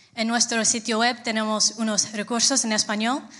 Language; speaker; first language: Spanish; non-native, fluent; English